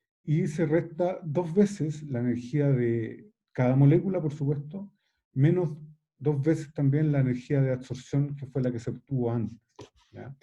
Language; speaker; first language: Spanish; native; Spanish